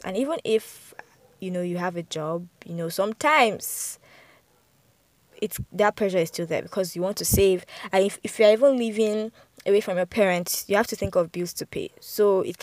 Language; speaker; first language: English; non-native, local second language; Yoruba